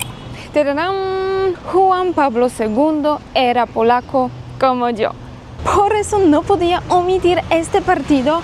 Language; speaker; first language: Spanish; non-native, fluent; Polish